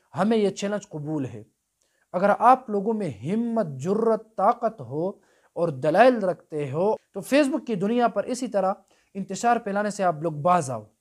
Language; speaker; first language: Urdu; non-native, local second language; Pashto